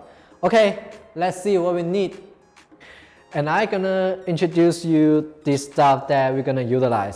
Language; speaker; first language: English; non-native, fluent; Chinese